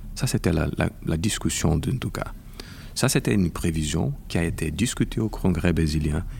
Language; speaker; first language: French; non-native, fluent; Portuguese